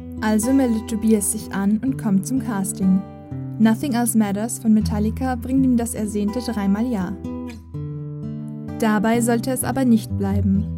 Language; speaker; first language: German; native; German